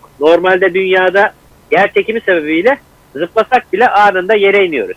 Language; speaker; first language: Turkish; native; Turkish